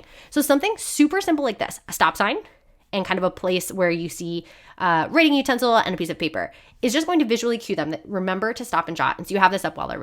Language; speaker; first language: English; native; English